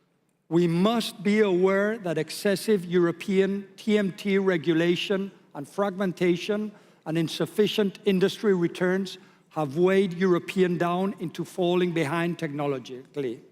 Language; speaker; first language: English; non-native, fluent; Spanish